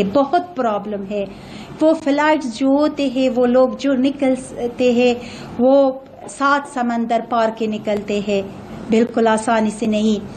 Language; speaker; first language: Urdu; non-native, fluent; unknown